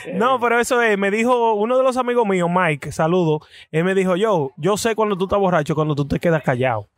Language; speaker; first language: Spanish; early bilingual, heritage; Spanish